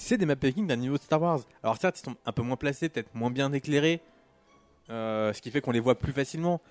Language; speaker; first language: French; native; French